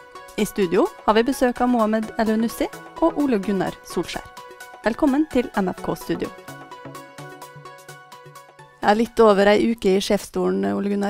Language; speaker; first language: Norwegian; native; Norwegian